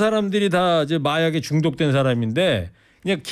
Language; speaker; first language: Korean; native; Korean